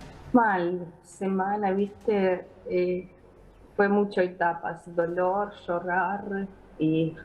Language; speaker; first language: Spanish; non-native, fluent; Ukrainian